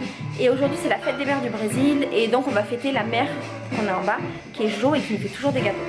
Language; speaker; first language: French; native; French